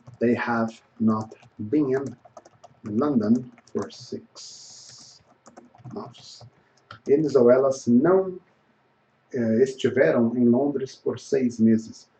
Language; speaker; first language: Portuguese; native; Portuguese